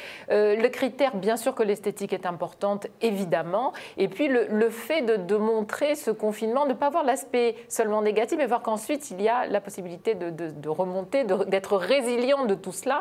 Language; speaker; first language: French; native; French